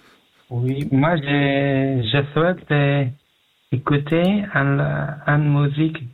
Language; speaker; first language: French; non-native, learner; Pashto